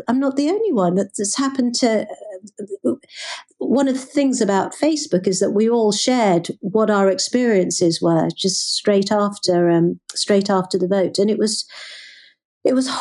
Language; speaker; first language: English; native; English